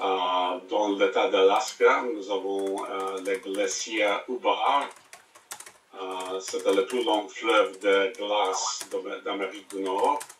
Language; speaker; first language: French; non-native, learner; English